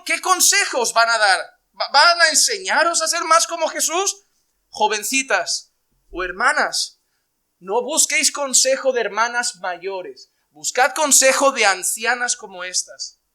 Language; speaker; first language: Spanish; native; Spanish